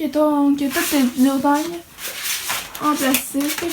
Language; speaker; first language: French; native; French